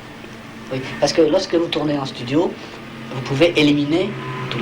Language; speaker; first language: French; native; French